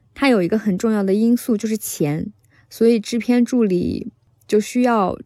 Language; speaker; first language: Chinese; native; Chinese